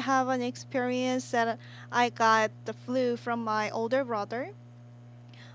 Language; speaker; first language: English; non-native, learner; Korean